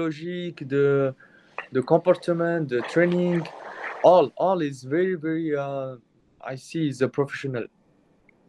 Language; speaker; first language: English; non-native, learner; Mongolian